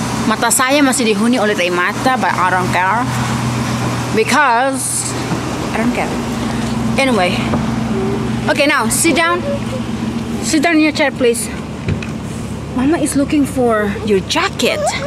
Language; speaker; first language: English; non-native, fluent; Indonesian